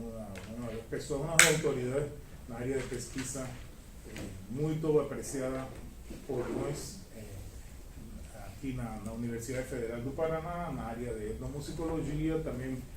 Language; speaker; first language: Portuguese; non-native, fluent; Spanish